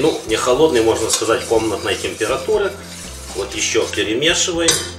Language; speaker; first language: Russian; non-native, local second language; Ukrainian